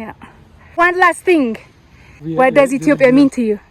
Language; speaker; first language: English; non-native, local second language; Amharic